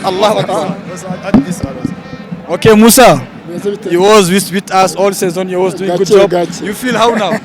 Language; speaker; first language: English; non-native, learner; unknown